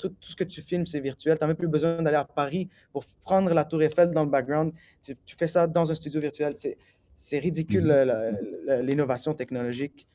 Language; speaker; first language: French; native; French